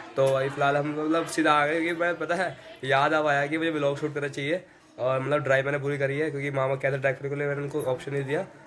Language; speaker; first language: Hindi; native; Hindi